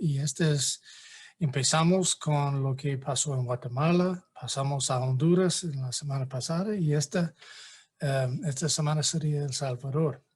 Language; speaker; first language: Spanish; non-native, fluent; English